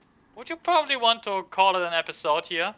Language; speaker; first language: English; native; English